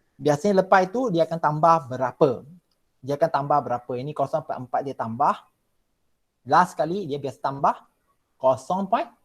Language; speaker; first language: Malay; non-native, local second language; Chinese